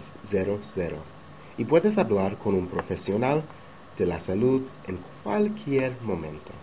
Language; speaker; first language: Spanish; non-native, learner; English